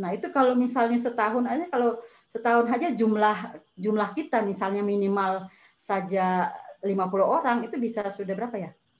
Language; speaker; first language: Indonesian; native; Indonesian